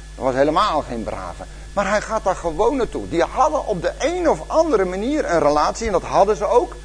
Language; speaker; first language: Dutch; native; Dutch